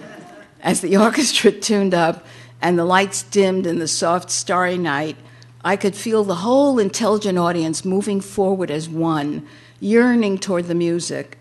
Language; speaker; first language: English; native; English